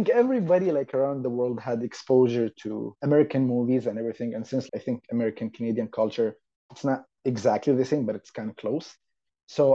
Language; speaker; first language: English; non-native, fluent; Arabic